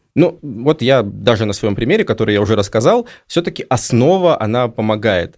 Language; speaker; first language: Russian; native; Russian